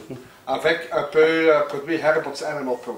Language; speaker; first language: French; non-native, local second language; Dutch